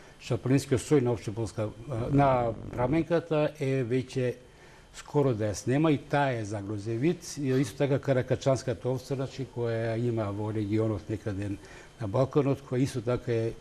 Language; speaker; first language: Macedonian; native; Macedonian